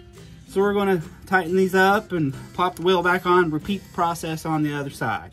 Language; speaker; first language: English; native; English